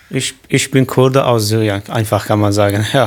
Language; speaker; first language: German; non-native, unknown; Kurdish